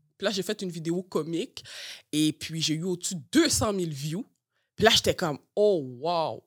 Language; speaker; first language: French; early bilingual, other home language; Haitian Creole